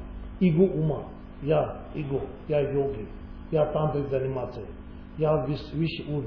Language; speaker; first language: Russian; non-native, learner; Tibetan